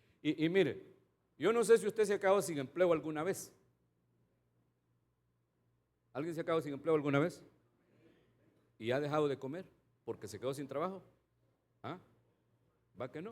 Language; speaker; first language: Spanish; native; Spanish